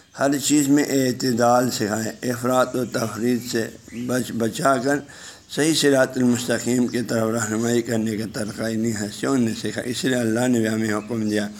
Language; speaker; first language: Urdu; non-native, local second language; Balti